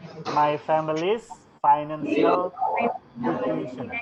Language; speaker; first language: English; non-native, fluent; Indonesian